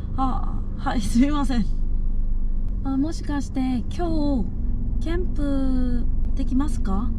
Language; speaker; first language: Japanese; non-native, learner; Korean